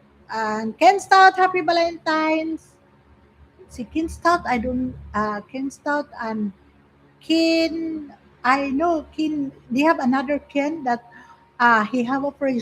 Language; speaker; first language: English; non-native, local second language; Filipino